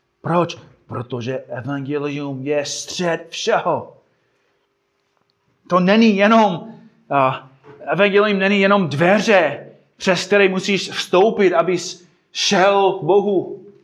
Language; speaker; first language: Czech; non-native, fluent; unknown